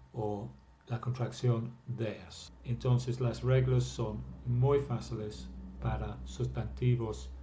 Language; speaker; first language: Spanish; non-native, fluent; English